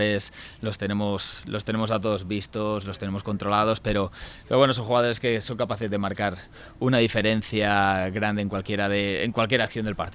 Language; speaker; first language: Spanish; native; Spanish